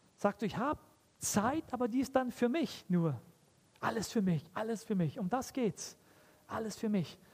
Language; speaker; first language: German; early bilingual, heritage; German